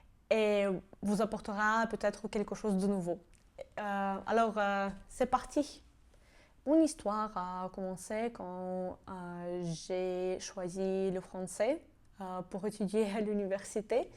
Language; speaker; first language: French; non-native, fluent; Georgian